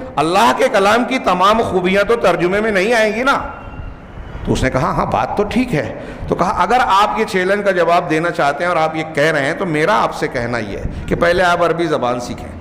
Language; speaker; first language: Urdu; native; Urdu